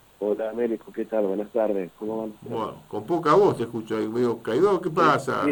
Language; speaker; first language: Spanish; native; Spanish